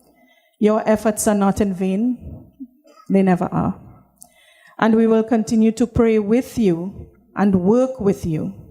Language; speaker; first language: English; native; English